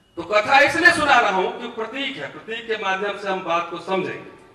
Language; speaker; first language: Hindi; native; Hindi